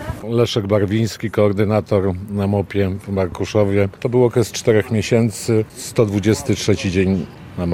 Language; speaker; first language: Polish; native; Polish